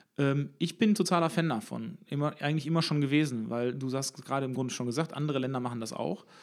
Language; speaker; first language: German; native; German